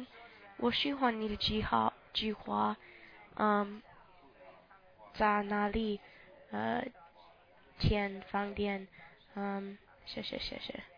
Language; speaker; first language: Chinese; non-native, learner; English